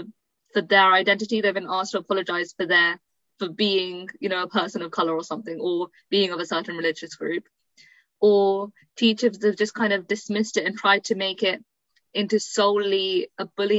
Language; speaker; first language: English; native; English